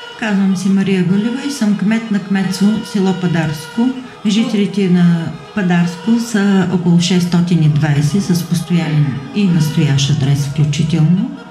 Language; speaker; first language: Bulgarian; native; Bulgarian